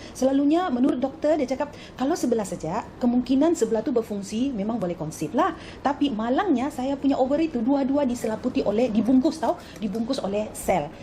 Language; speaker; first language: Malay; native; Malay